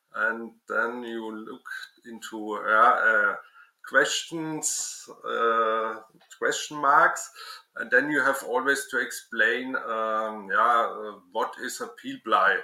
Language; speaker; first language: English; non-native, learner; German